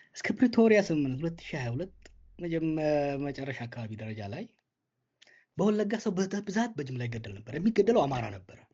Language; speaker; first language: Amharic; non-native, local second language; Oromo